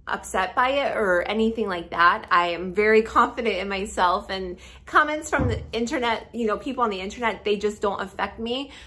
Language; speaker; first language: English; native; English